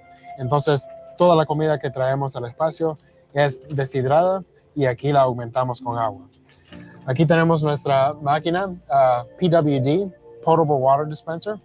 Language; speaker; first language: Spanish; early bilingual, heritage; Spanish